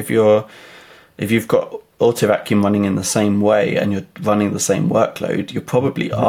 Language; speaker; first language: English; native; English